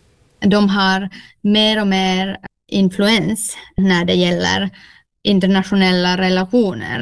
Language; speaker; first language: Swedish; non-native, local second language; Finnish